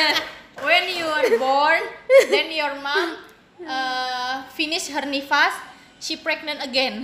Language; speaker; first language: English; non-native, learner; Indonesian